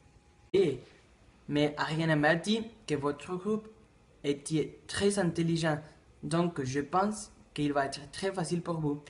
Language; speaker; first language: French; non-native, learner; Spanish